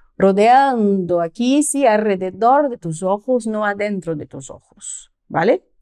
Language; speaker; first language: Spanish; non-native, fluent; Portuguese